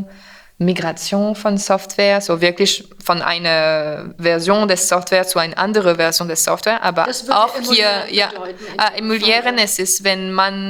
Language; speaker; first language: German; non-native, fluent; French